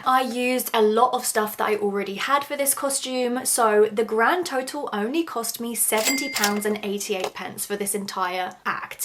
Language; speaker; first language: English; native; English